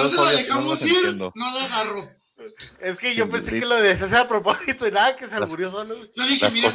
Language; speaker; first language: Spanish; native; Spanish